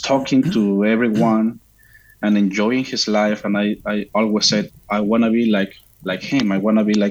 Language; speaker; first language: English; non-native, fluent; Spanish